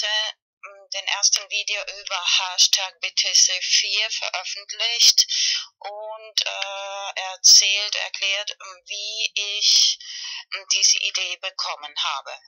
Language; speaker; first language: German; non-native, fluent; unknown